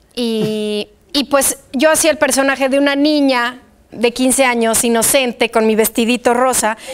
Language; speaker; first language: Spanish; early bilingual, other home language; Polish